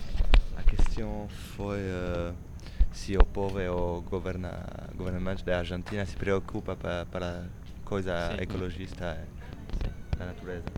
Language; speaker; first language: Spanish; non-native, learner; French